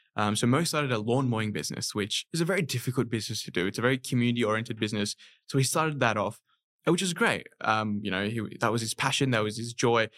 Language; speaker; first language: English; native; English